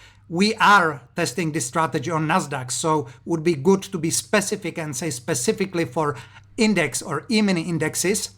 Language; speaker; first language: English; non-native, fluent; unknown